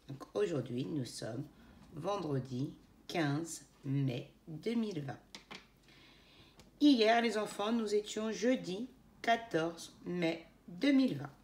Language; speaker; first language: French; native; French